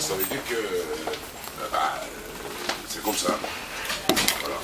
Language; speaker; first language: French; native; French